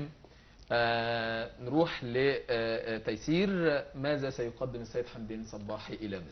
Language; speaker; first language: Arabic; native; Arabic